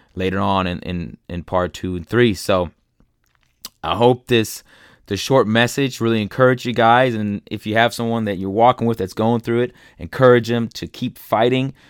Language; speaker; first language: English; early bilingual, other home language; German